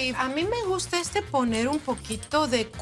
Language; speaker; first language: Spanish; non-native, fluent; Greek